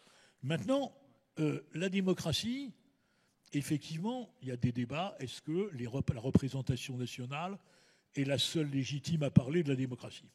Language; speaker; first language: French; native; French